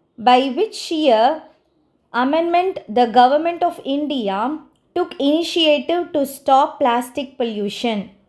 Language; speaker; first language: English; non-native, local second language; Tamil